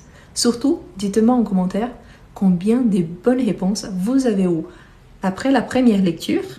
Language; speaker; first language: French; non-native, fluent; Portuguese